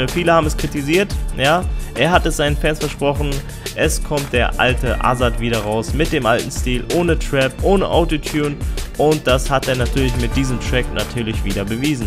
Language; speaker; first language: German; native; German